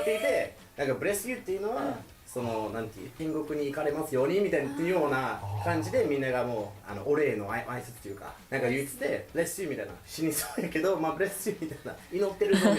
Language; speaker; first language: Japanese; non-native, fluent; English